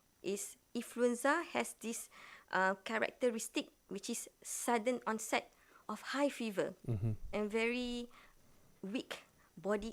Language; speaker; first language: English; non-native, local second language; Malay